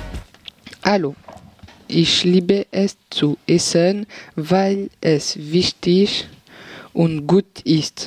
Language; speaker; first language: German; non-native, learner; French